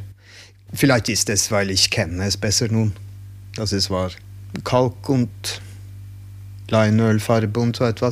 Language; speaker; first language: German; non-native, learner; Norwegian